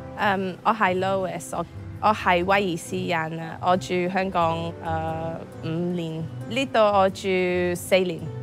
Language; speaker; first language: Cantonese; non-native, learner; English